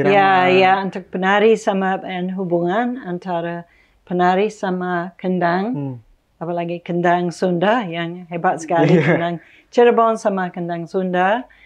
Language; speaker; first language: Indonesian; non-native, fluent; English